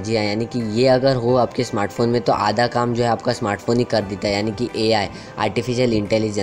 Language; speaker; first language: Hindi; native; Hindi